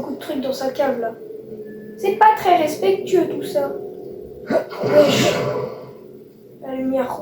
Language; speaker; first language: French; native; French